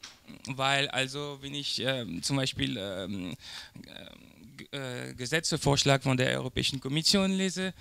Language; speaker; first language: German; non-native, learner; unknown